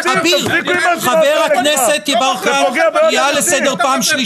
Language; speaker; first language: Hebrew; native; Hebrew